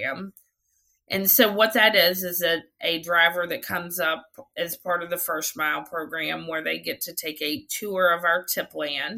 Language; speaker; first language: English; native; English